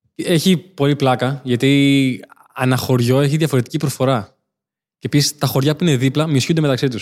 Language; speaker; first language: Greek; early bilingual, other home language; Albanian